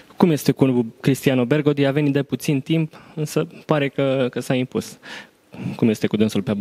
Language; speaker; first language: Romanian; native; Romanian